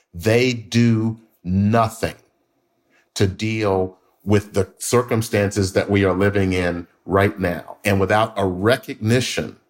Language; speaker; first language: English; native; English